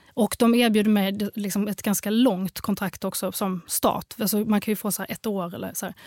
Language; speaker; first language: Swedish; early bilingual, other home language; Arabic